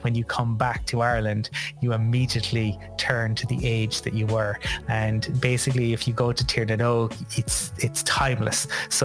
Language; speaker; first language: English; native; English